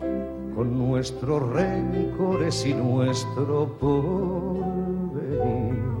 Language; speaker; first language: Spanish; native; Spanish